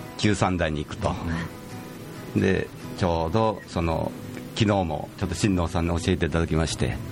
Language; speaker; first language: Japanese; native; Japanese